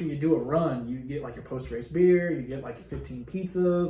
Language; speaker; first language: English; native; English